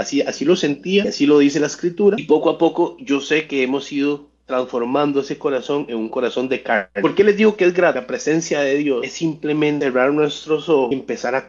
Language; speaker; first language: Spanish; native; Spanish